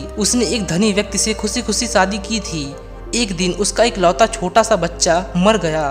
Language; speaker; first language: Hindi; native; Hindi